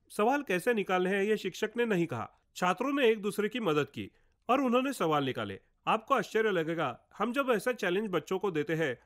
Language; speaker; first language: Hindi; non-native, local second language; Marathi